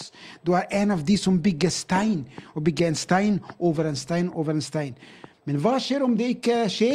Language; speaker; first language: Norwegian; non-native, fluent; Arabic